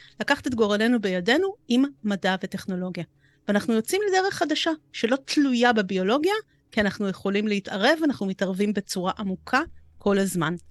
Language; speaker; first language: Hebrew; early bilingual, other home language; Romanian